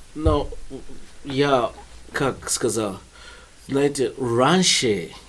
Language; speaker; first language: Russian; non-native, learner; English